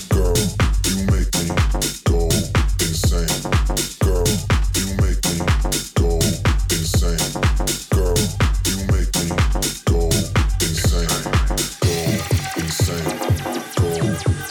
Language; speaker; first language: English; native; English